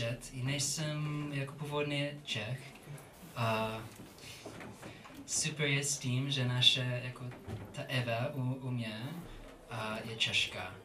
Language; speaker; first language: Czech; non-native, learner; English